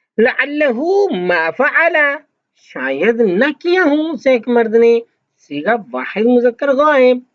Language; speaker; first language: Urdu; native; Urdu